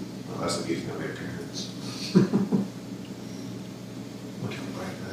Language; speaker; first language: English; native; English